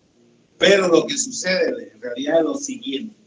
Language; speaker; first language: Spanish; native; Spanish